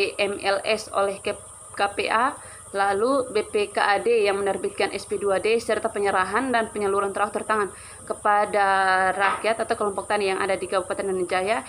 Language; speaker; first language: Indonesian; native; Indonesian